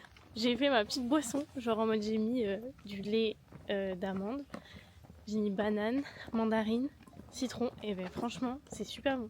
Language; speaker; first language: French; native; French